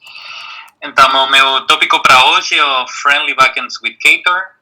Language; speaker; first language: Portuguese; non-native, fluent; Spanish